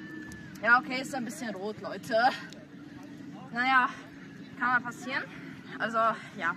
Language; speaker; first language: German; early bilingual, other home language; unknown